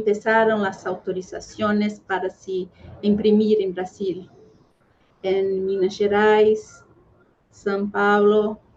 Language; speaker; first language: Spanish; non-native, fluent; Portuguese